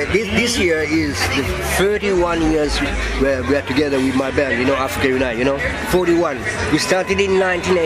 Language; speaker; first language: English; non-native, fluent; Italian